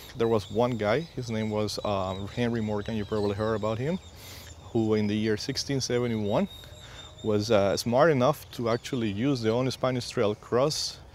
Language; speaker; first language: English; non-native, fluent; Spanish